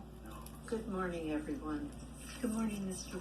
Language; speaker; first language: English; native; English